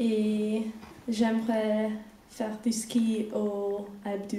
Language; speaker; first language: French; non-native, learner; Hungarian